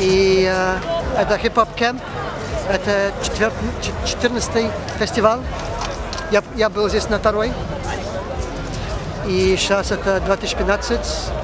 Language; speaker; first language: Russian; early bilingual, heritage; Russian